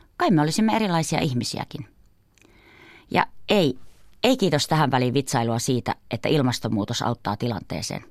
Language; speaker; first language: Finnish; native; Finnish